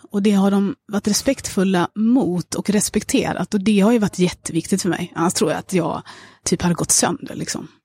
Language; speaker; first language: Swedish; early bilingual, other home language; Amharic